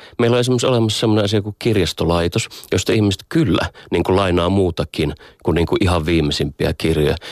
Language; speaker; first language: Finnish; native; Finnish